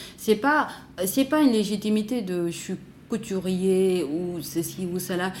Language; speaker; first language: French; non-native, local second language; Wolof